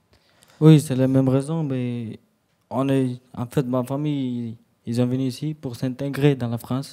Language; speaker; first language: French; early bilingual, other home language; Romany